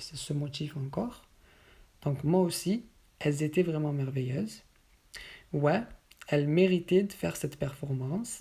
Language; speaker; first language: French; native; French